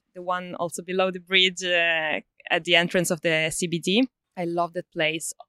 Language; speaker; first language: English; non-native, fluent; Italian